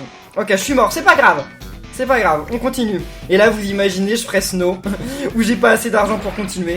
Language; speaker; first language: French; native; French